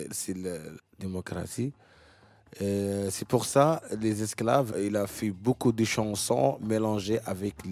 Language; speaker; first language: French; non-native, learner; Arabic